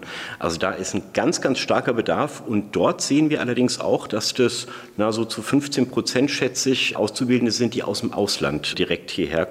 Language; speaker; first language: German; native; German